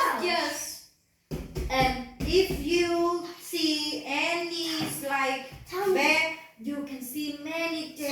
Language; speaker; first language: English; non-native, learner; Vietnamese